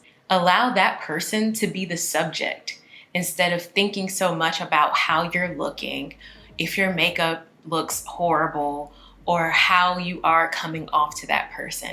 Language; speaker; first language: English; native; English